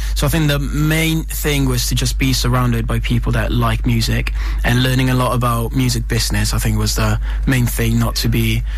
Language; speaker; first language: English; non-native, fluent; Italian